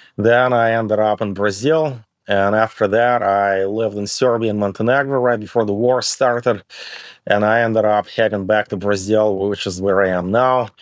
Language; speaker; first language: English; early bilingual, other home language; Russian